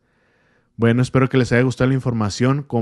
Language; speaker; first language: Spanish; native; Spanish